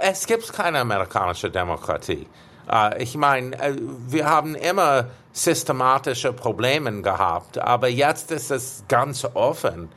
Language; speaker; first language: German; non-native, fluent; English